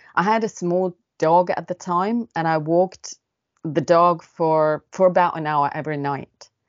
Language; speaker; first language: English; early bilingual, other home language; Estonian